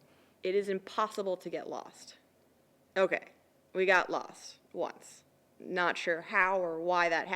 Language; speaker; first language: English; native; English